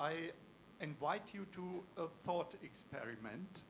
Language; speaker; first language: English; non-native, fluent; German